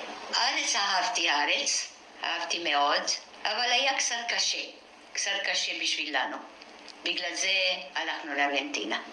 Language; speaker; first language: Hebrew; non-native, fluent; French